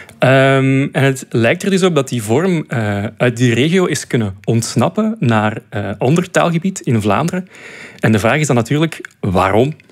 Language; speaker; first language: Dutch; native; Dutch